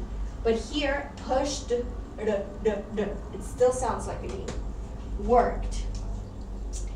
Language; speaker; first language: English; non-native, fluent; Spanish